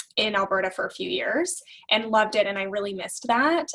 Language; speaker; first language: English; native; English